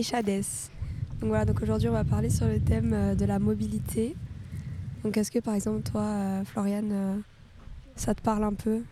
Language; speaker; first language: French; native; French